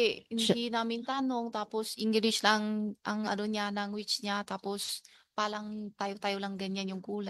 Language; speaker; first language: Filipino; non-native, learner; Chinese